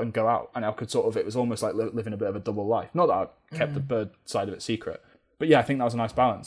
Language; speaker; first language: English; native; English